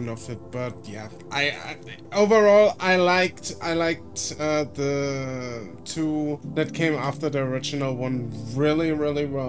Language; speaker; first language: English; non-native, fluent; German